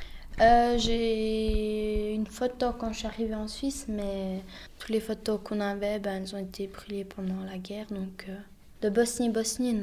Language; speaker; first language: French; early bilingual, other home language; Bosnian